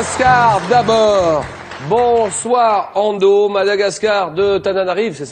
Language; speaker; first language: French; native; French